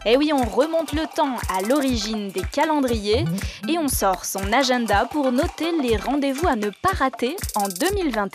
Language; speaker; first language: French; native; French